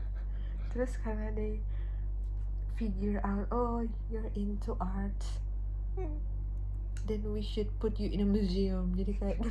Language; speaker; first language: English; non-native, local second language; Indonesian